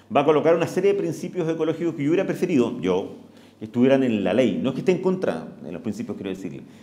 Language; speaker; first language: Spanish; native; Spanish